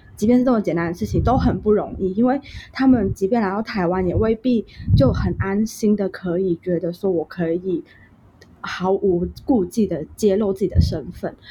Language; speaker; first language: Chinese; non-native, local second language; Cantonese